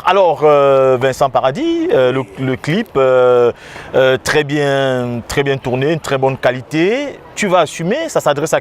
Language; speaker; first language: French; native; French